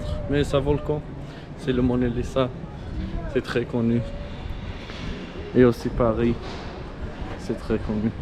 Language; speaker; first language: French; non-native, learner; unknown